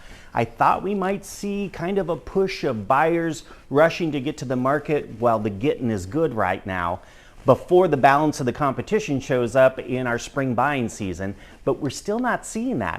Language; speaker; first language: English; native; English